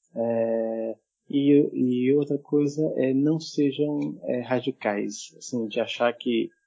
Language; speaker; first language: Portuguese; early bilingual, heritage; German